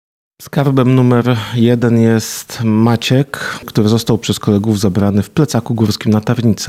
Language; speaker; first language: Polish; native; Polish